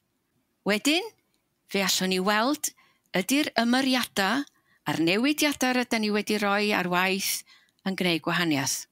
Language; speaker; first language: Welsh; native; Welsh